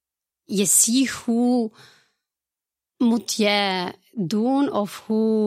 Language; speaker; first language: Dutch; non-native, fluent; Spanish